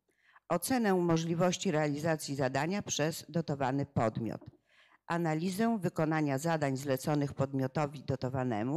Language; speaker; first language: Polish; native; Polish